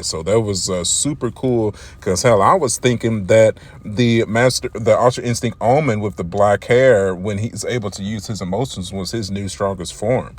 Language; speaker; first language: English; native; English